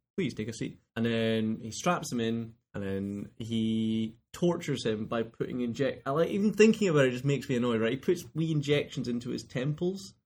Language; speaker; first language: English; native; English